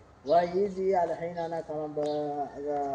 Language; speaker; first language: Arabic; non-native, learner; Bangla